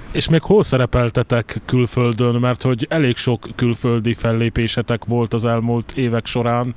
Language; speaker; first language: Hungarian; native; Hungarian